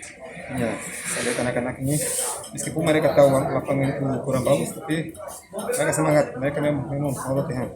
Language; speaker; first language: Indonesian; non-native, fluent; Portuguese